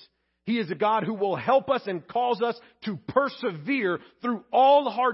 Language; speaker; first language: English; native; English